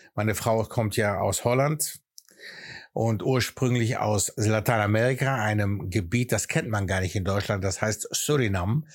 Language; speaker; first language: German; early bilingual, other home language; Greek